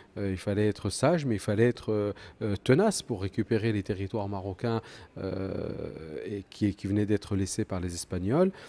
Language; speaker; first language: French; early bilingual, other home language; Arabic